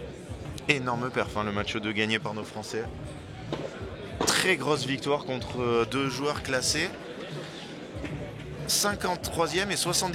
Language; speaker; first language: French; native; French